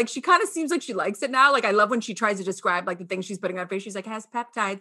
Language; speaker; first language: English; native; English